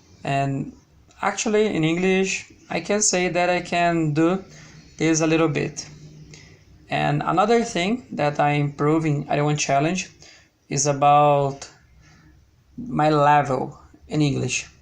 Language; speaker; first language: English; non-native, learner; Portuguese